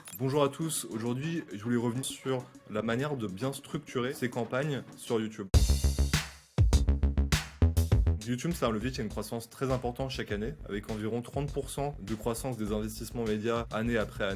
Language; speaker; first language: French; native; French